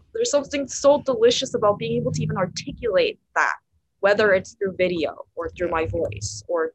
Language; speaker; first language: English; native; English